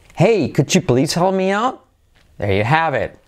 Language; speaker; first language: English; non-native, fluent; Spanish